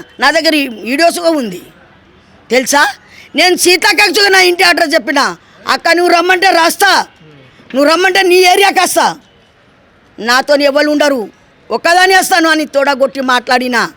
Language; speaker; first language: Telugu; non-native, local second language; Lambadi